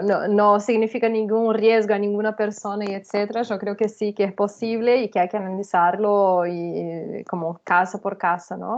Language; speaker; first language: Spanish; non-native, fluent; Portuguese